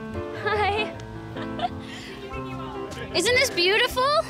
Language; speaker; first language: English; native; English